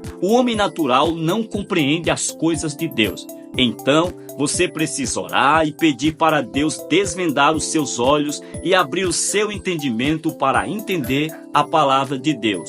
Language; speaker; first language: Portuguese; native; Portuguese